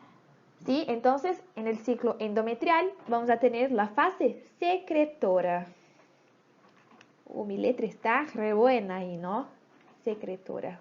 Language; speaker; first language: Spanish; native; Spanish